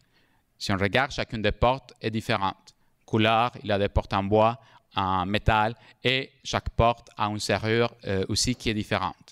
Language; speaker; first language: French; non-native, fluent; Spanish